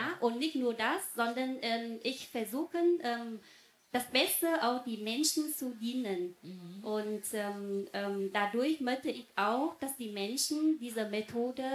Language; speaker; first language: German; non-native, fluent; Vietnamese